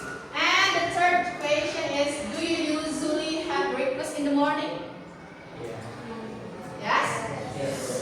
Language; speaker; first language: English; non-native, learner; Indonesian